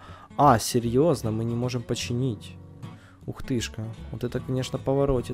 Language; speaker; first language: Russian; native; Russian